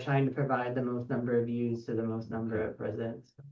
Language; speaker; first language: English; native; English